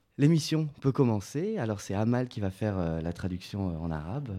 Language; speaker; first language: French; native; French